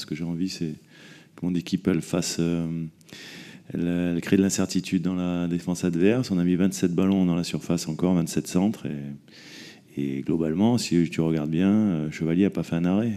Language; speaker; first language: French; native; French